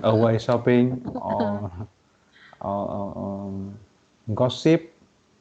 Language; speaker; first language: English; non-native, learner; Vietnamese